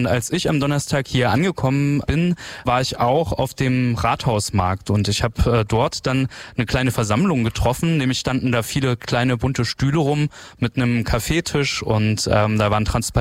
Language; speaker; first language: German; native; German